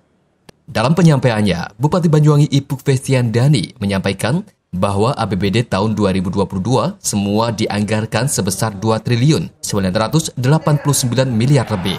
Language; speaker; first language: Indonesian; native; Indonesian